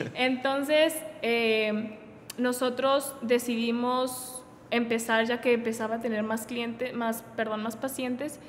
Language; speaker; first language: Spanish; native; Spanish